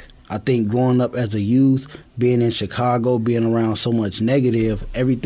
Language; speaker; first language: English; native; English